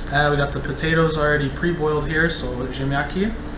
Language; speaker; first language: English; early bilingual, other home language; Polish